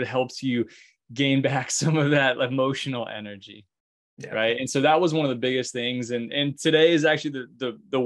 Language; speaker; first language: English; native; English